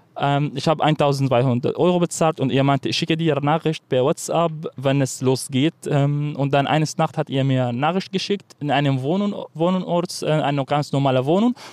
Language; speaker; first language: German; non-native, fluent; Arabic